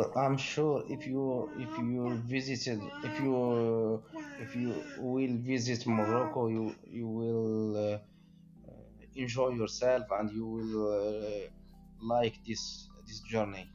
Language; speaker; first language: English; non-native, learner; Arabic